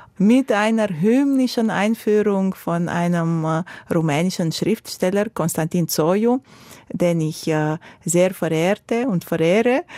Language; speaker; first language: German; non-native, fluent; Romanian